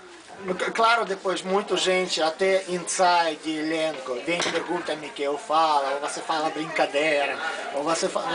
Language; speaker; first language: Portuguese; non-native, learner; Russian